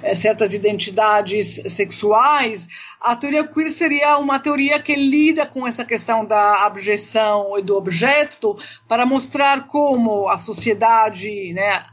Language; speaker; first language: Portuguese; non-native, fluent; Italian